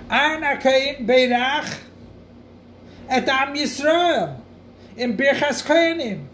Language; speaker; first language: Hebrew; non-native, fluent; English